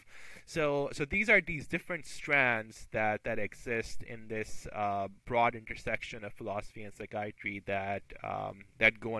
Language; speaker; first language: English; non-native, local second language; Urdu